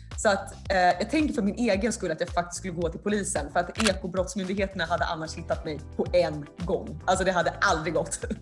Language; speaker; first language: Swedish; early bilingual, other home language; Finnish